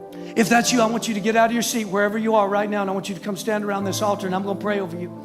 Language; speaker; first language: English; native; English